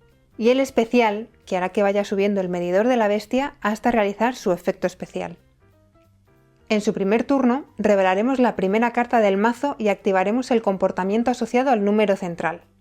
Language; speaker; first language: Spanish; native; Spanish